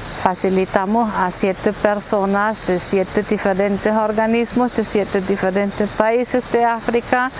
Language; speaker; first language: Spanish; non-native, fluent; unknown